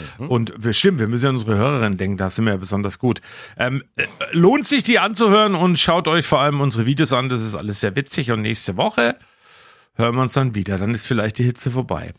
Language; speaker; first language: German; native; German